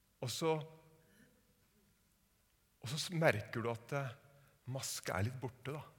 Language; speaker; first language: Norwegian; native; Norwegian